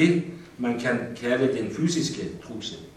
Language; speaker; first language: Danish; non-native, fluent; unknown